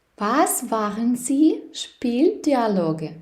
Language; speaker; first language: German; non-native, fluent; Ukrainian